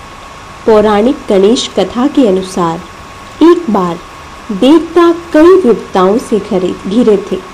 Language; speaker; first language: Hindi; native; Hindi